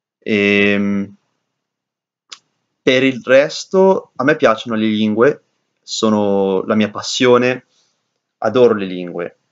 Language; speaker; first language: Italian; early bilingual, heritage; English